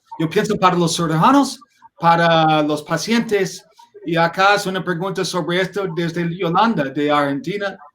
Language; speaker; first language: Spanish; non-native, learner; English